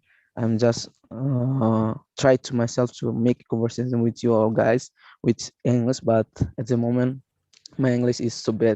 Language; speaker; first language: English; non-native, learner; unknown